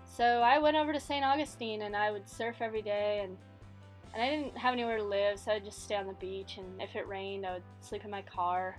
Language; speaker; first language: English; native; English